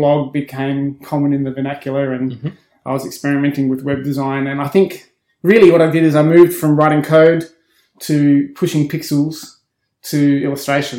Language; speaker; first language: English; native; English